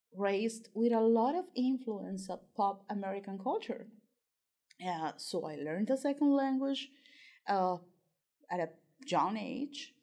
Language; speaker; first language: English; non-native, fluent; Spanish